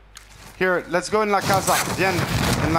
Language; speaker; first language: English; non-native, learner; French